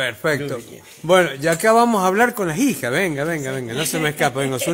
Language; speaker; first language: Spanish; native; Spanish